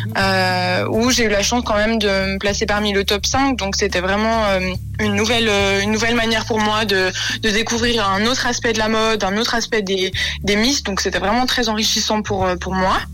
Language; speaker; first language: French; native; French